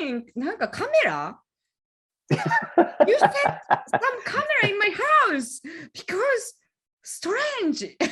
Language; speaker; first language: English; non-native, learner; Japanese